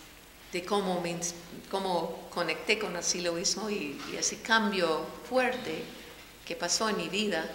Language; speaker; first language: Spanish; non-native, fluent; English